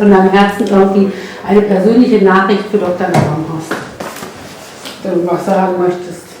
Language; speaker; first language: German; native; German